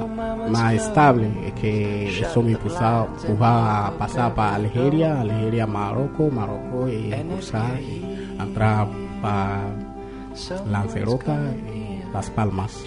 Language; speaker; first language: Spanish; non-native, learner; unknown